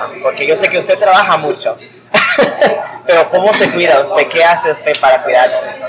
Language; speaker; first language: Spanish; early bilingual, heritage; English